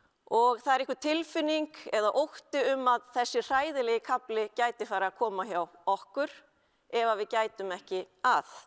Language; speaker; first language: Icelandic; native; Icelandic